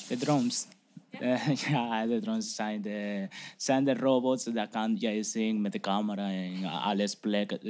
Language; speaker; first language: Dutch; non-native, learner; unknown